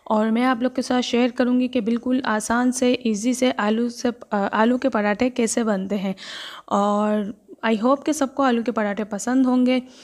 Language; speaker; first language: Urdu; native; Urdu